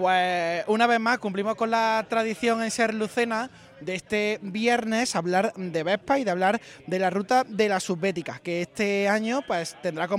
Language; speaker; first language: Spanish; native; Spanish